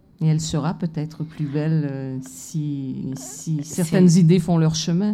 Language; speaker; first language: French; native; French